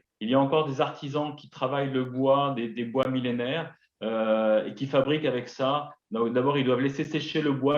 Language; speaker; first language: French; native; French